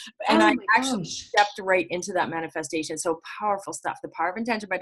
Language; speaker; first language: English; native; English